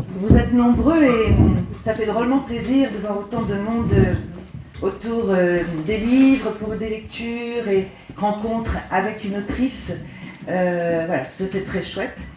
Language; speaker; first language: French; native; French